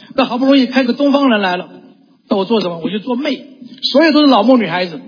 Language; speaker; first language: Chinese; native; Chinese